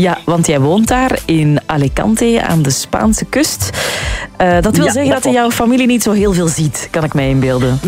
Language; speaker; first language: Dutch; native; Dutch